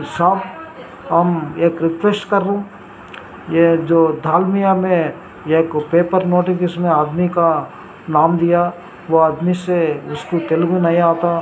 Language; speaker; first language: Hindi; non-native, local second language; Telugu